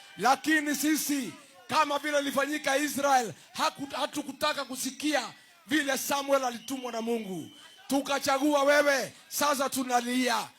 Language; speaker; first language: Swahili; non-native, local second language; Kikuyu